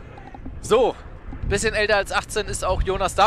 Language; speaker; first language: German; native; German